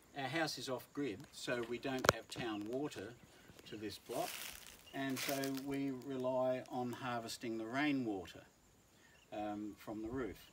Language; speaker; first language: English; native; English